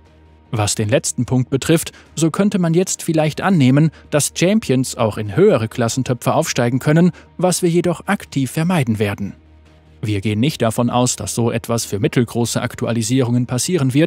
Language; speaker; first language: German; native; German